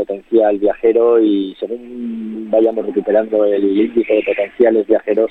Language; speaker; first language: Spanish; native; Spanish